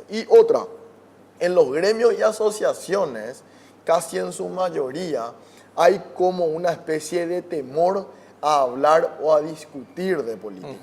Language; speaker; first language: Spanish; native; Spanish